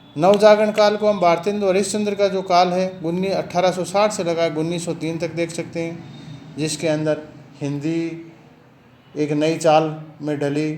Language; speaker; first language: Hindi; native; Hindi